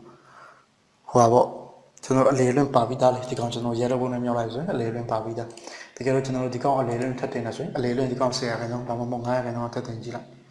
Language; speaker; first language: Burmese; native; Burmese